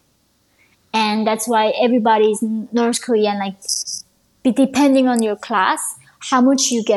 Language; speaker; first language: English; non-native, fluent; Korean